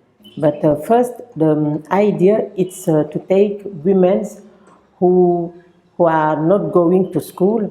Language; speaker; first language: English; non-native, local second language; French